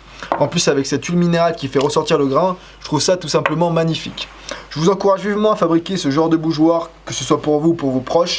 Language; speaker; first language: French; native; French